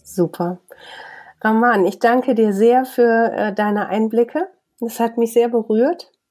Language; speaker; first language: German; native; German